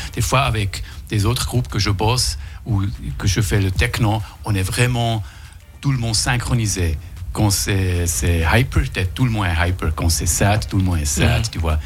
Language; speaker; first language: French; non-native, fluent; Swiss German